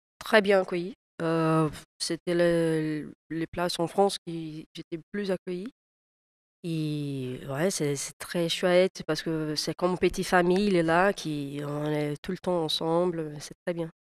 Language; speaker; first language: French; non-native, fluent; Portuguese